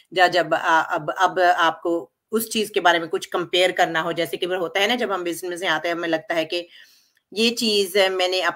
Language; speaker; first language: Hindi; non-native, local second language; Punjabi